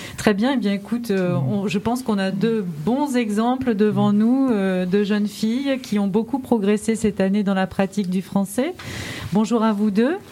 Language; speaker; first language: French; native; French